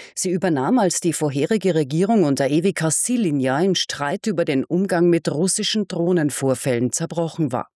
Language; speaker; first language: German; native; German